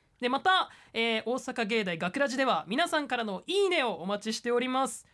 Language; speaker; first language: Japanese; native; Japanese